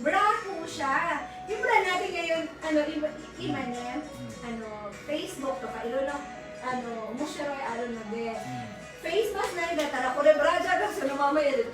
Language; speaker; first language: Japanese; non-native, learner; Filipino